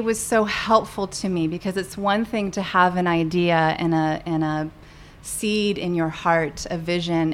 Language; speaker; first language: English; native; English